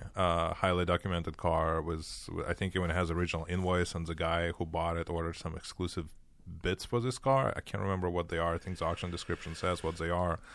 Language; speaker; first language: English; early bilingual, other home language; Ukrainian